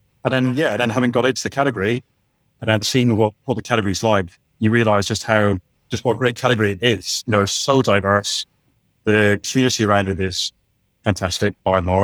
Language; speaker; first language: English; native; English